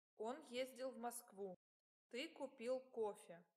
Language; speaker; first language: Russian; non-native, learner; English